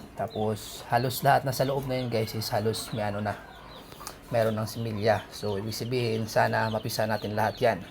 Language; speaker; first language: Filipino; non-native, local second language; Aklanon